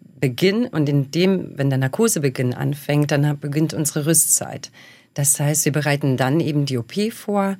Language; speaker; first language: German; early bilingual, other home language; Bosnian